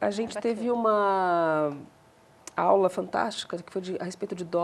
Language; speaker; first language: Portuguese; native; Portuguese